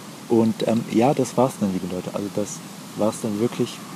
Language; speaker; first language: German; native; German